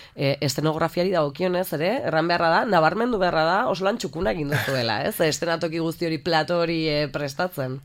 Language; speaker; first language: Basque; native; Basque